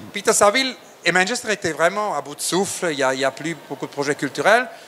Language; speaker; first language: French; native; French